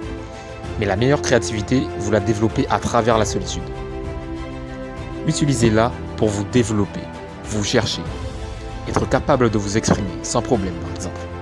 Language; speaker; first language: French; native; French